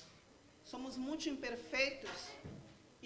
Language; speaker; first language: Spanish; non-native, learner; Portuguese